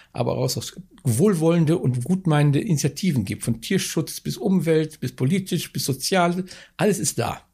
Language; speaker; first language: German; native; German